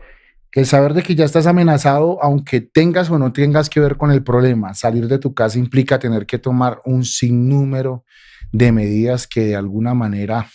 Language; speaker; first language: Spanish; native; Spanish